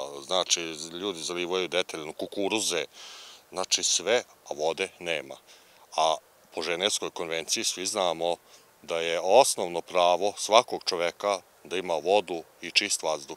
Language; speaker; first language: Serbian; native; Serbian